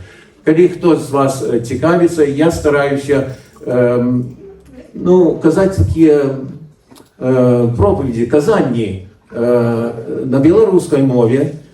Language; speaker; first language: Belarusian; early bilingual, heritage; Belarusian